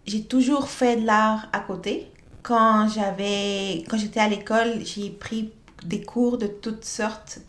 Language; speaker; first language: French; early bilingual, other home language; Spanish